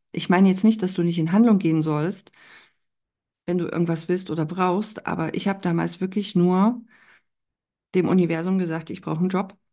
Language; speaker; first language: German; native; German